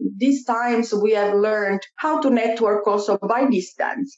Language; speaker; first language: English; non-native, fluent; Italian